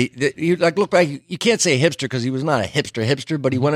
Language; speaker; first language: English; native; English